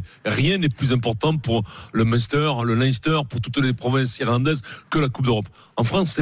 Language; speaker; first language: French; native; French